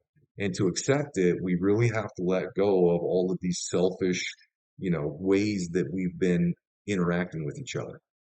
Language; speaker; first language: English; native; English